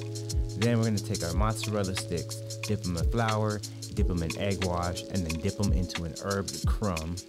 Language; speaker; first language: English; native; English